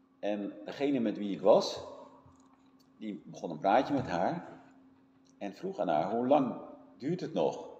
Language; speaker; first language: Dutch; native; Dutch